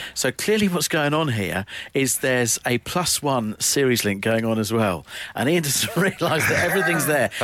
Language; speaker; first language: English; native; English